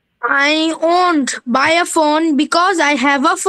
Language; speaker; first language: English; non-native, learner; Bangla